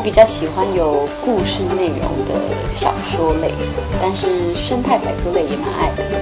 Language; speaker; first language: Chinese; native; Chinese